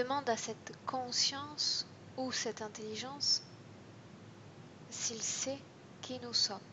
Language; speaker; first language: French; native; French